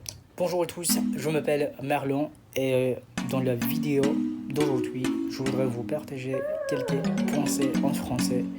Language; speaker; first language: French; non-native, fluent; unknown